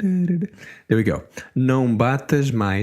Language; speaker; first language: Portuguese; non-native, learner; English